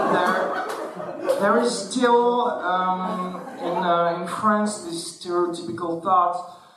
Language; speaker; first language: English; non-native, fluent; Arabic